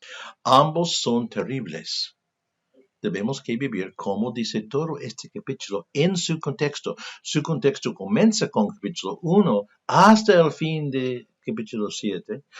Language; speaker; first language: Spanish; non-native, fluent; English